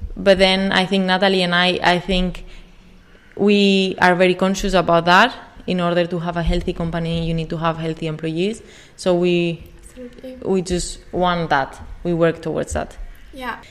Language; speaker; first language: English; non-native, fluent; Spanish